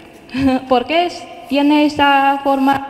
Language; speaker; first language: Spanish; non-native, fluent; Chinese